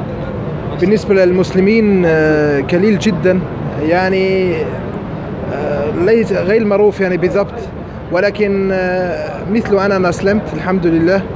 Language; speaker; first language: Arabic; non-native, learner; German